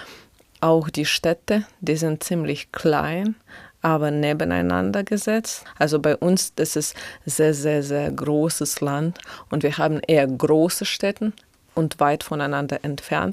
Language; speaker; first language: German; non-native, fluent; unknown